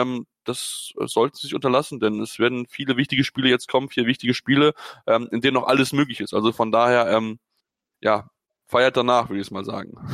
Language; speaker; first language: German; native; German